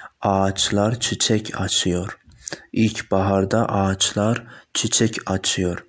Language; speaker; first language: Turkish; non-native, fluent; Persian